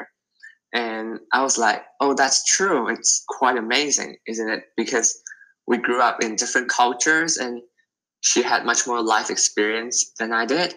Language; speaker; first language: English; non-native, local second language; Cantonese